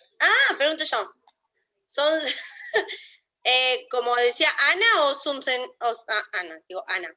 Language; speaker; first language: Spanish; non-native, learner; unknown